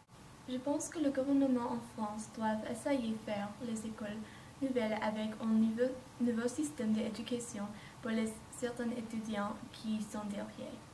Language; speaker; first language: French; non-native, learner; English